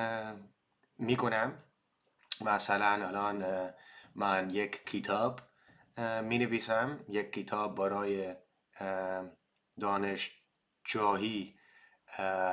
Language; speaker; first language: Persian; non-native, learner; Dutch